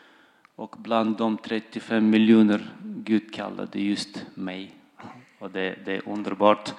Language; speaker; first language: Swedish; non-native, fluent; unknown